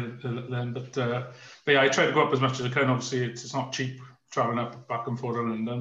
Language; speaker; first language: English; native; English